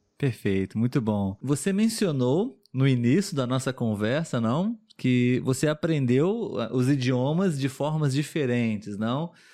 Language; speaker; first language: Portuguese; native; Portuguese